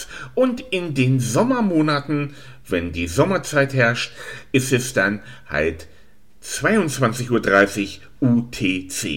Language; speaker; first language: German; native; German